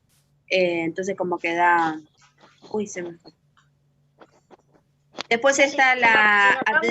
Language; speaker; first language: Spanish; native; Spanish